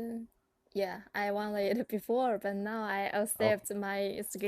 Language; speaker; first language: English; non-native, learner; Chinese